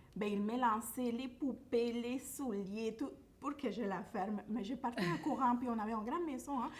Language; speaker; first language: French; non-native, fluent; Spanish